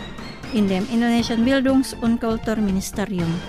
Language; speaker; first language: German; non-native, fluent; Indonesian